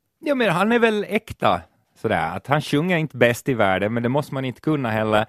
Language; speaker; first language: Swedish; native; Swedish